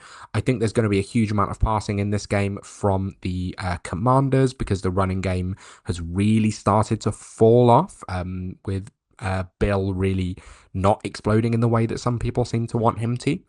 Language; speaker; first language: English; native; English